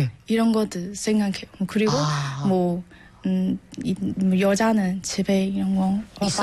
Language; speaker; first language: Korean; non-native, learner; Burmese